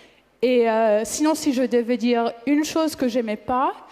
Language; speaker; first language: French; non-native, fluent; English